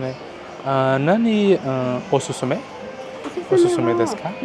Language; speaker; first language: Japanese; non-native, learner; Portuguese